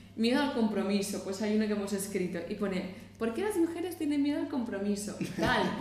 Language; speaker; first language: Spanish; non-native, fluent; Russian